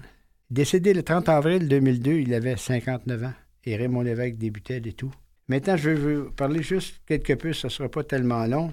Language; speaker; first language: French; native; French